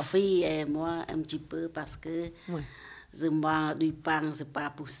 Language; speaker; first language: French; non-native, learner; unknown